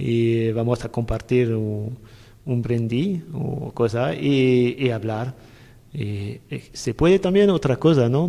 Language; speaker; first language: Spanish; non-native, learner; French